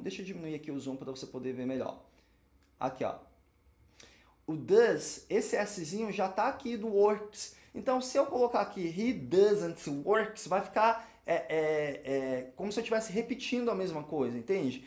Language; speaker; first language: Portuguese; native; Portuguese